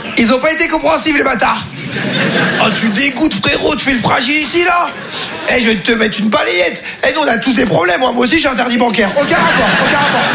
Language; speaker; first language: French; native; French